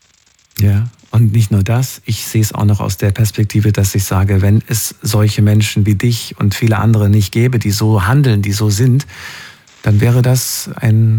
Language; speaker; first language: German; native; German